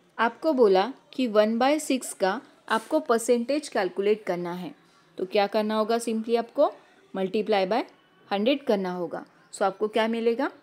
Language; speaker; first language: Hindi; non-native, local second language; Marathi